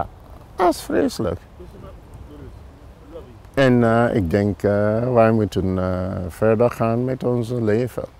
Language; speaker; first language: Dutch; non-native, fluent; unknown